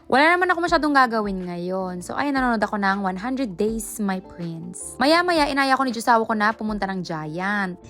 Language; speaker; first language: Filipino; native; Filipino